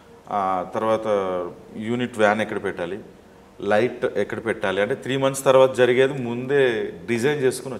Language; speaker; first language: Telugu; native; Telugu